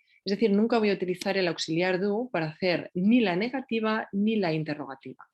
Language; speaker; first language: Spanish; native; Spanish